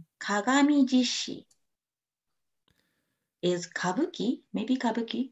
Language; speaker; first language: English; non-native, learner; Japanese